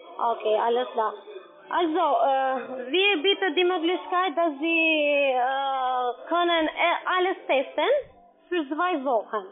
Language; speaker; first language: German; non-native, learner; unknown